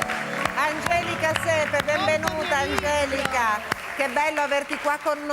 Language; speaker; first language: Italian; native; Italian